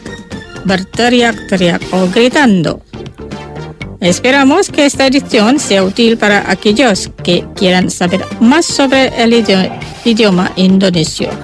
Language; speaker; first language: Spanish; non-native, fluent; Indonesian